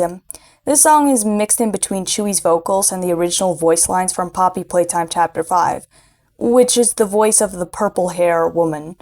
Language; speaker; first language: English; native; English